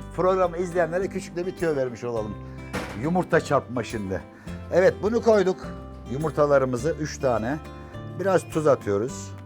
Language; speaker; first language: Turkish; native; Turkish